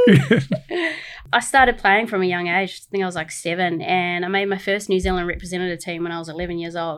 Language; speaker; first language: English; native; English